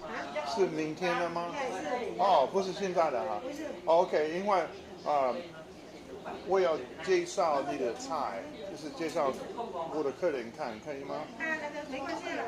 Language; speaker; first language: Chinese; non-native, learner; English